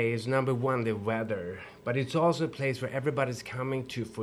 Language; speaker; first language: English; non-native, fluent; Swedish